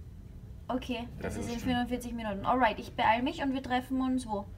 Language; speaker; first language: German; native; German